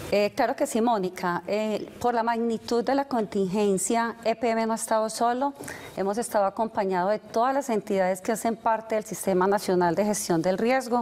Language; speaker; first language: Spanish; native; Spanish